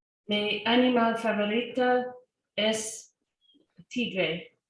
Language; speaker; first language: Spanish; non-native, learner; English